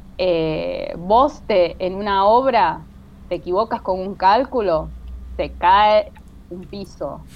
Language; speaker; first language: Spanish; native; Spanish